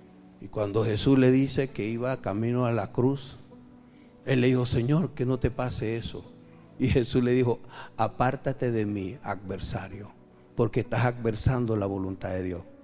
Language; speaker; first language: Spanish; native; Spanish